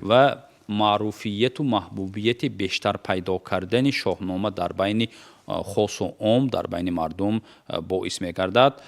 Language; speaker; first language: Tajik; native; Tajik